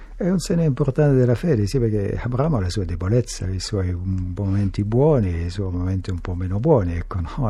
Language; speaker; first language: Italian; non-native, fluent; French